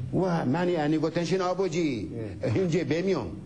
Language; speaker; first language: Korean; non-native, learner; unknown